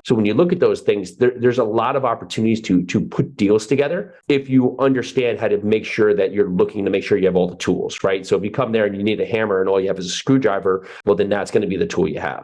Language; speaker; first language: English; native; English